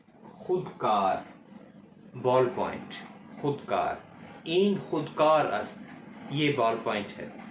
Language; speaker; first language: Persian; non-native, fluent; Urdu